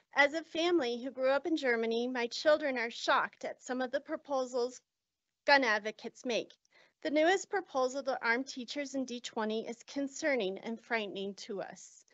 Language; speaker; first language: English; native; English